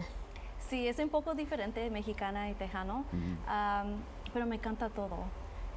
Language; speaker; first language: Spanish; early bilingual, heritage; Spanish